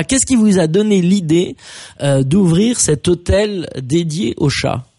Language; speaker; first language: French; native; French